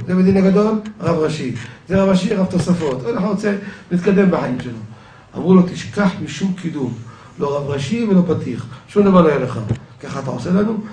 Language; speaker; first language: Hebrew; native; Hebrew